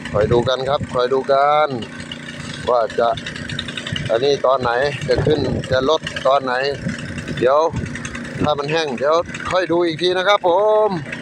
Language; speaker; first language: Thai; native; Thai